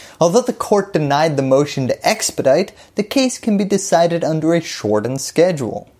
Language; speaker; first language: English; native; English